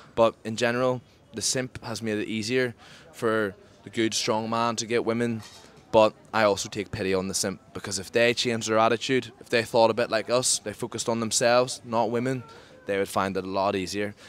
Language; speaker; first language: English; native; English